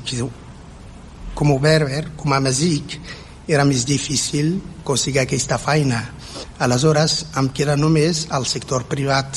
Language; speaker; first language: Catalan; non-native, fluent; Berber languages